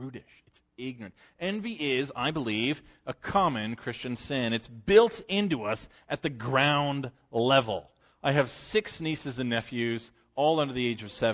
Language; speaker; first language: English; native; English